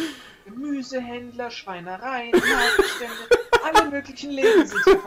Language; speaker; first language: German; native; German